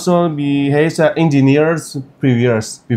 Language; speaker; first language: English; non-native, learner; Chinese